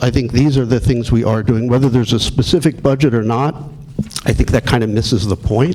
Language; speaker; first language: English; native; English